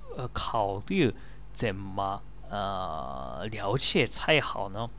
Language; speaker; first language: Chinese; non-native, learner; Japanese